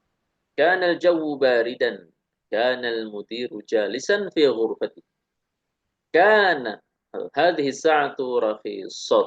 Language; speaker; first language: Arabic; non-native, fluent; Indonesian